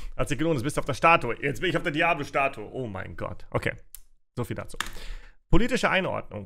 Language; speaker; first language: German; early bilingual, other home language; Russian